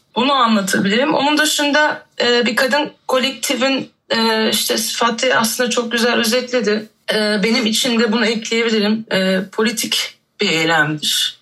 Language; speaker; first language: Turkish; early bilingual, heritage; Turkish